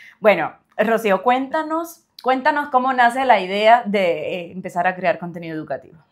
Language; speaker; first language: Spanish; native; Spanish